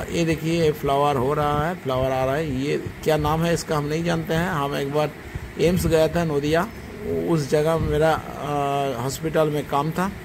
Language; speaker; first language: Hindi; non-native, local second language; Bangla